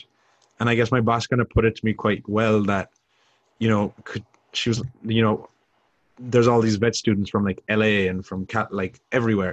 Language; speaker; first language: English; native; English